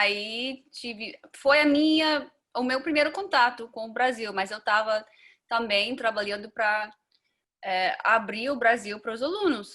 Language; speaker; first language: Portuguese; non-native, fluent; English